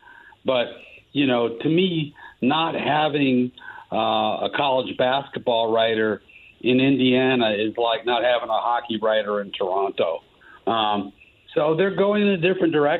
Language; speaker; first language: English; native; English